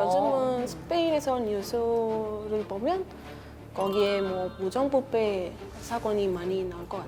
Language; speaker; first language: Korean; non-native, fluent; Spanish